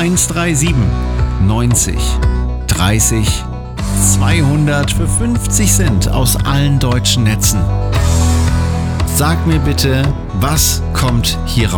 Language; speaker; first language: German; native; German